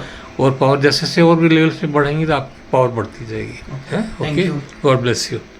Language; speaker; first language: Hindi; native; Hindi